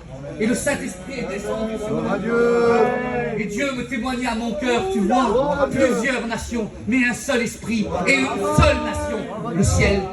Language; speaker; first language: French; native; French